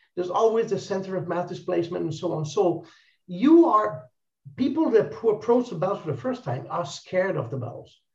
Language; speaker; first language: English; non-native, fluent; Italian